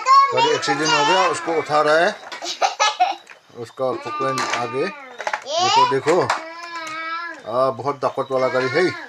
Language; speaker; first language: Hindi; non-native, local second language; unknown